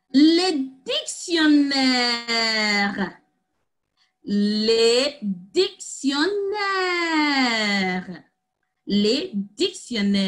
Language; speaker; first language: French; non-native, fluent; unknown